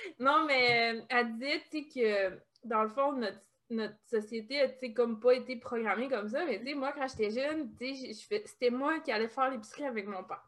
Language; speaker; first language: French; native; French